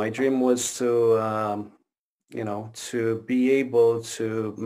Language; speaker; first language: English; non-native, fluent; Romanian